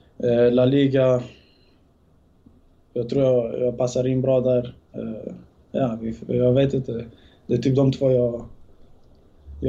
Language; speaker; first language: Swedish; early bilingual, other home language; Bosnian